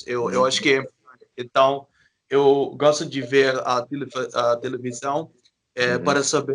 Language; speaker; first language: Portuguese; non-native, learner; Dutch